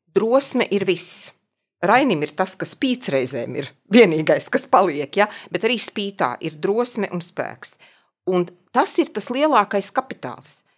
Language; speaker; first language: Latvian; native; Latvian